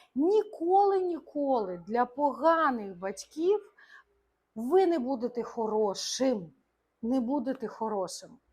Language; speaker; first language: Ukrainian; non-native, local second language; Russian